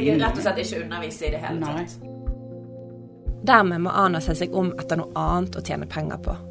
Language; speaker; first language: Norwegian; native; Norwegian